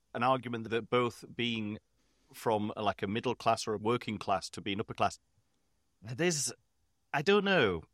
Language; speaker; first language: English; native; English